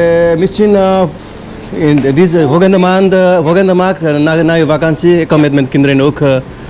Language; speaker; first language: Dutch; non-native, learner; Nepali